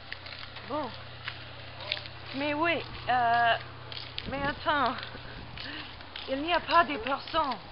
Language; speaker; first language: French; non-native, learner; English